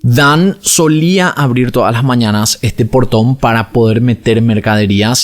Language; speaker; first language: Spanish; native; Spanish